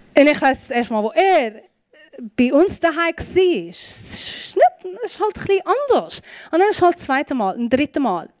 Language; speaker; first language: German; non-native, fluent; Persian